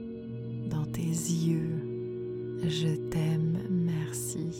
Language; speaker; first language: French; native; French